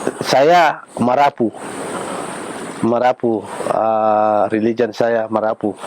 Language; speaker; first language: Indonesian; non-native, local second language; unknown